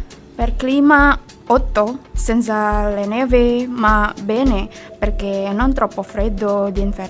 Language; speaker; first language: Italian; non-native, learner; Indonesian